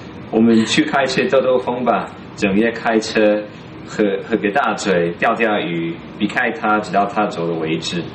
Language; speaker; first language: Chinese; non-native, fluent; English